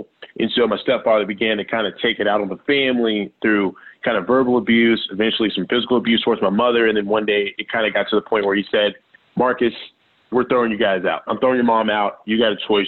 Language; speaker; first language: English; native; English